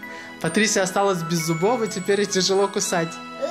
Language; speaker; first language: Russian; native; Russian